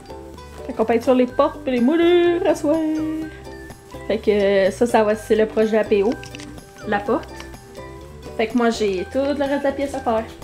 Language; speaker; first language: French; native; French